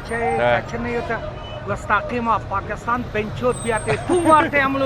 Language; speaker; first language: Hindi; non-native, learner; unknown